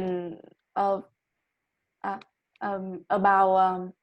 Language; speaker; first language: English; non-native, learner; Vietnamese